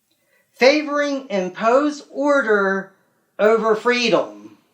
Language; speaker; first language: English; native; English